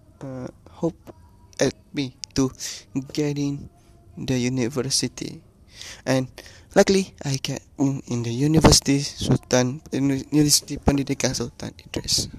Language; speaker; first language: English; non-native, learner; Malay